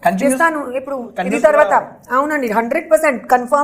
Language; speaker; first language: Telugu; non-native, learner; Hindi